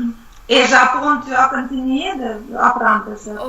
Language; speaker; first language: French; non-native, learner; Russian